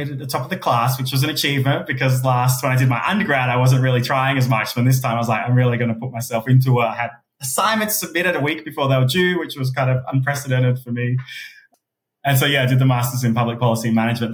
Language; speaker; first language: English; native; English